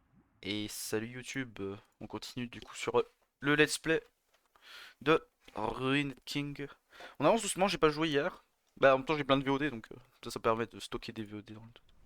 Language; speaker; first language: French; native; French